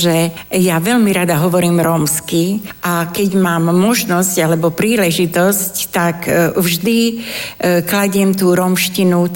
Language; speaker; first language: Slovak; non-native, local second language; Romany